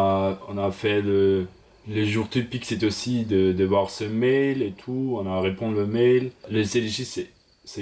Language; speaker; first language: French; non-native, learner; German